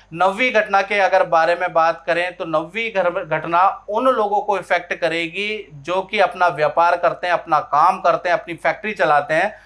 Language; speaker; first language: Hindi; native; Hindi